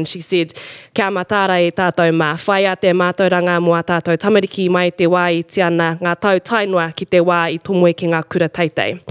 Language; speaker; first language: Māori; non-native, local second language; English